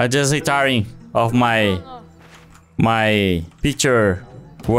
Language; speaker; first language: English; non-native, learner; Portuguese